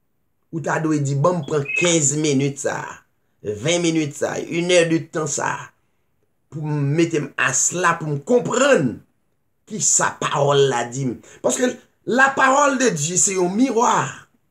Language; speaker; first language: French; non-native, local second language; Haitian Creole